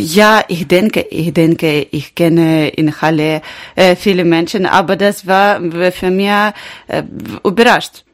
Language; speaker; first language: German; non-native, learner; Ukrainian